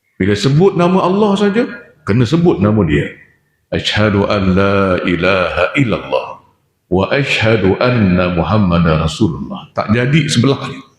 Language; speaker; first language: Malay; native; Malay